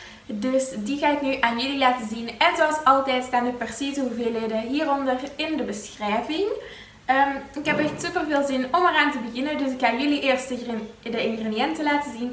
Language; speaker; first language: Dutch; native; Dutch